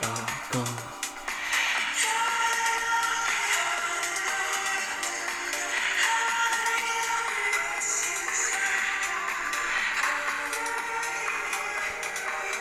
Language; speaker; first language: English; non-native, fluent; Arabic